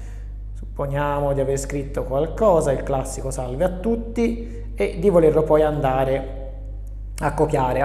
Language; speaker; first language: Italian; native; Italian